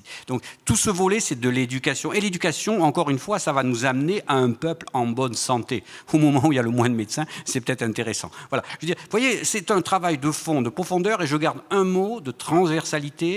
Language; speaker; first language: French; native; French